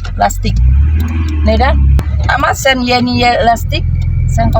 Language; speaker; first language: Turkish; non-native, learner; Indonesian